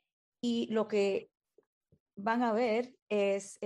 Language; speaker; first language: Spanish; early bilingual, heritage; Spanish